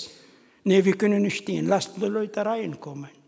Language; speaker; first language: German; non-native, fluent; Arabic